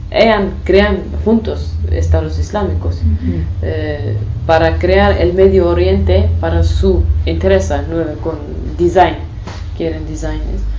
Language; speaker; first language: Spanish; non-native, learner; Kurdish